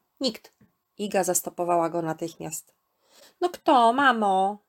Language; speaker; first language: Polish; native; Polish